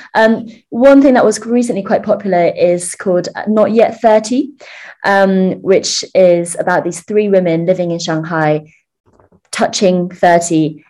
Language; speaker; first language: English; early bilingual, other home language; Chinese